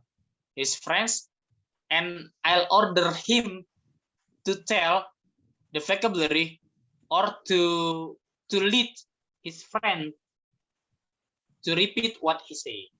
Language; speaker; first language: English; non-native, fluent; Indonesian